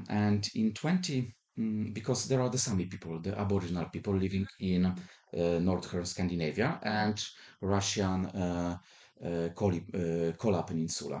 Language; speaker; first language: English; non-native, fluent; Polish